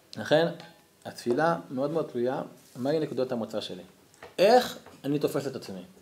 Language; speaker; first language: Hebrew; native; Hebrew